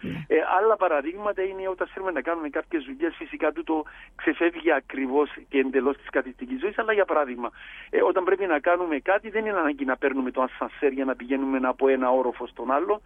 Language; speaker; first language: Greek; native; Greek